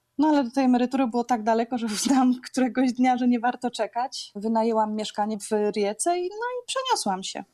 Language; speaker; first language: Polish; native; Polish